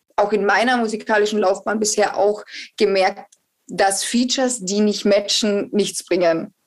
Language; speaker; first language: German; native; German